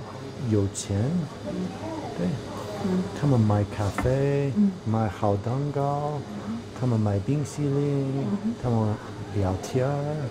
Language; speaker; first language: Chinese; non-native, learner; English